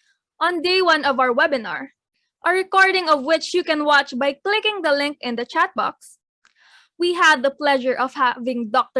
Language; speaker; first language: English; non-native, local second language; Filipino